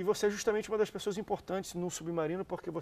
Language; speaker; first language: Portuguese; native; Portuguese